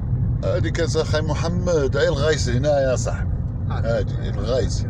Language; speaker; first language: Arabic; native; Arabic